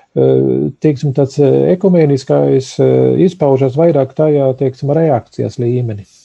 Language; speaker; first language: Latvian; early bilingual, heritage; Latvian